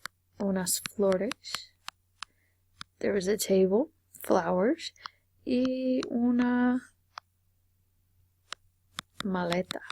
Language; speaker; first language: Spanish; non-native, fluent; English